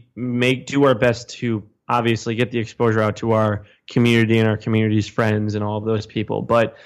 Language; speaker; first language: English; native; English